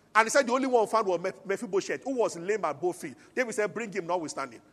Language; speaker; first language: English; non-native, local second language; Yoruba